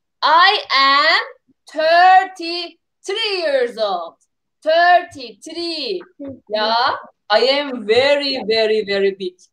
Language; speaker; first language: English; non-native, fluent; Turkish